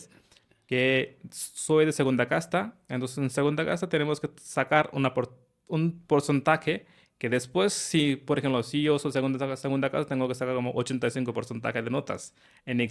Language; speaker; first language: Spanish; non-native, learner; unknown